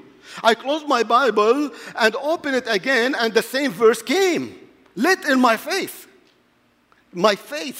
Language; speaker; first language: English; non-native, fluent; Arabic